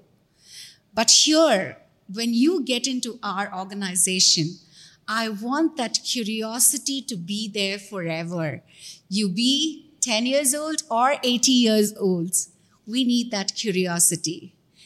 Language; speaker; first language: English; non-native, local second language; Tamil